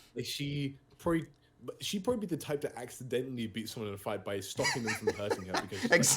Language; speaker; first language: English; native; English